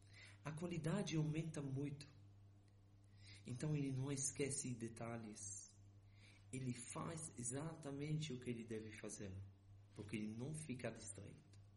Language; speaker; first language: Portuguese; non-native, fluent; Hebrew